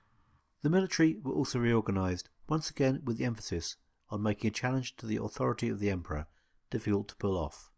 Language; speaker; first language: English; native; English